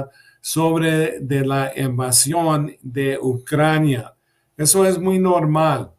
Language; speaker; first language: Spanish; early bilingual, heritage; English